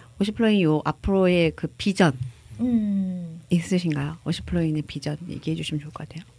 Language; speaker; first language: Korean; non-native, learner; Chinese